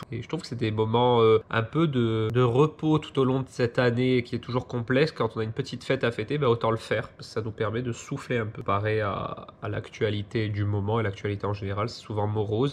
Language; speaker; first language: French; native; French